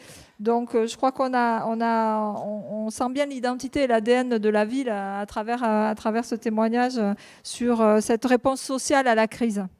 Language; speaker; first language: French; native; French